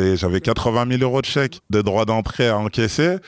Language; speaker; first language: French; native; French